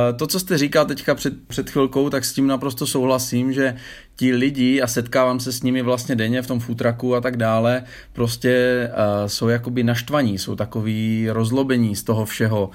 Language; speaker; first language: Czech; native; Czech